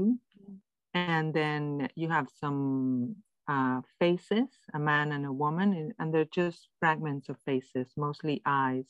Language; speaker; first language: English; non-native, fluent; Spanish